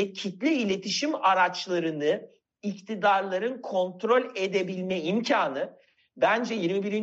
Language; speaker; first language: Turkish; native; Turkish